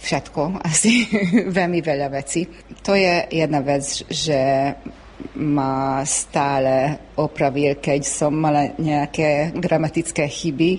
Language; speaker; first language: Slovak; early bilingual, heritage; Slovak